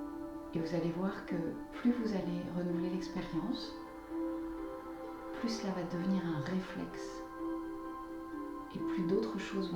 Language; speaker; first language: French; native; French